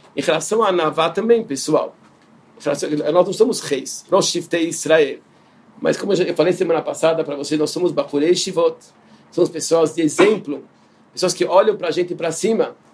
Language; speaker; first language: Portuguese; non-native, fluent; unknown